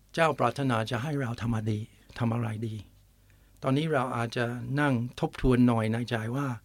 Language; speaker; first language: Thai; non-native, fluent; English